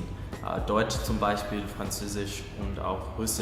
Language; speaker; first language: German; non-native, fluent; English